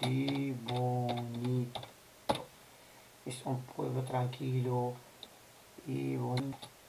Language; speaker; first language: Spanish; non-native, learner; Arabic